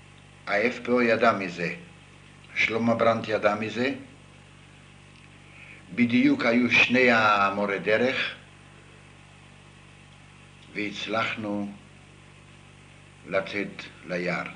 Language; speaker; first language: Hebrew; non-native, fluent; Yiddish